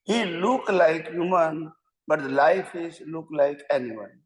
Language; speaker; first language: English; non-native, local second language; Gujarati